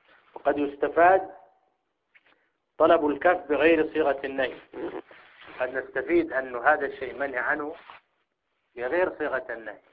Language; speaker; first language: Arabic; native; Arabic